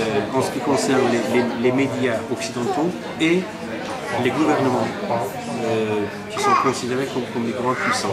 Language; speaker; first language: French; non-native, fluent; Persian